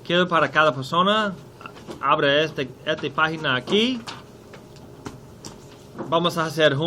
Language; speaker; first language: Spanish; non-native, learner; English